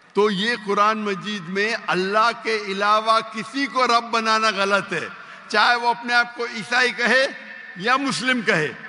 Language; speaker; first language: Urdu; non-native, local second language; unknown